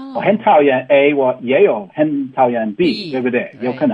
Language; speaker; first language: Chinese; non-native, learner; English